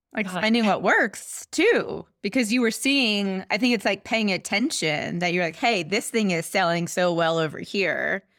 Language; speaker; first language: English; native; English